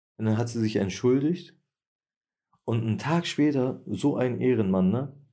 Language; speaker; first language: German; early bilingual, other home language; Turkish